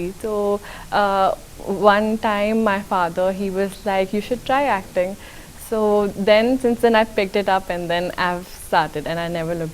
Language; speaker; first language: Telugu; non-native, local second language; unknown